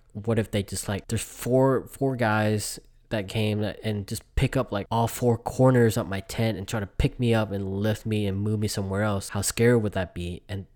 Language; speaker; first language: English; early bilingual, other home language; Vietnamese